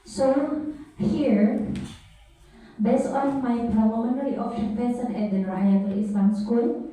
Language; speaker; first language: English; non-native, learner; Indonesian